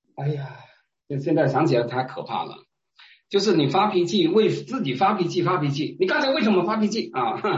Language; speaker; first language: Chinese; non-native, local second language; Hakka Chinese